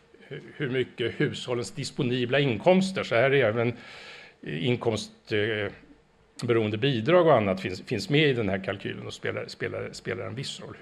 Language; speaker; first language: Swedish; native; Swedish